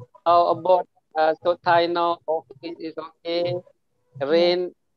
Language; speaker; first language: English; non-native, learner; Indonesian